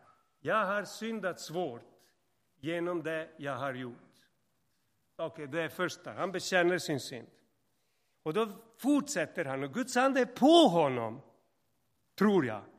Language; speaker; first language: Swedish; non-native, fluent; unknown